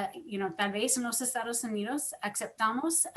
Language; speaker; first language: Spanish; non-native, fluent; English